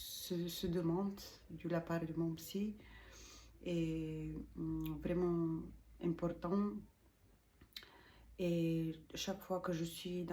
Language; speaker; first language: French; non-native, learner; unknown